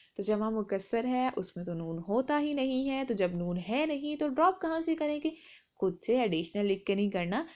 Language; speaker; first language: Urdu; native; Urdu